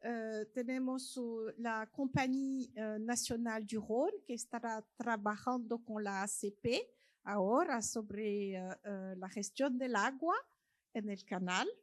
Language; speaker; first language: Spanish; non-native, fluent; French